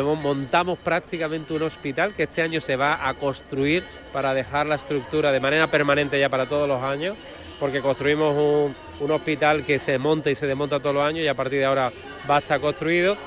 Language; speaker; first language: Spanish; native; Spanish